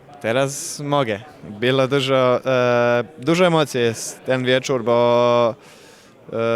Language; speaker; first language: Polish; non-native, fluent; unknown